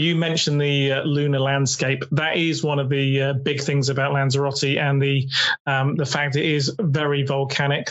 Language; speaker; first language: English; native; English